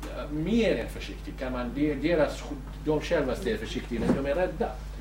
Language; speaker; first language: Swedish; non-native, fluent; Kurdish